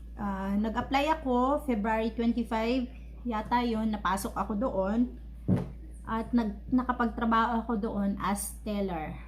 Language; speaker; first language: Filipino; native; Filipino